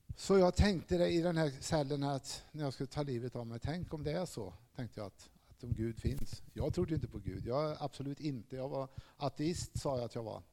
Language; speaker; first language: Swedish; native; Swedish